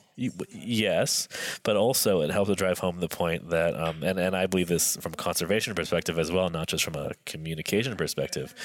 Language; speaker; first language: English; native; English